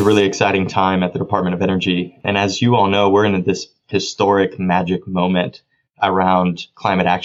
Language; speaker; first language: English; native; English